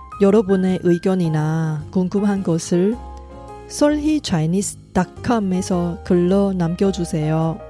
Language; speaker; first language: Korean; non-native, fluent; Chinese